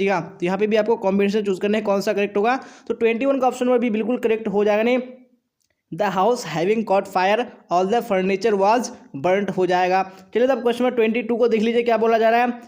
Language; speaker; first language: Hindi; native; Hindi